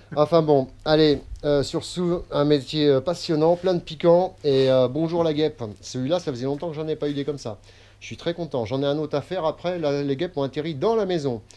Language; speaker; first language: French; native; French